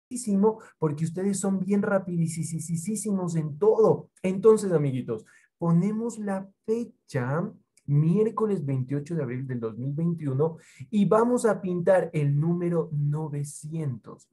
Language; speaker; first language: Spanish; native; Spanish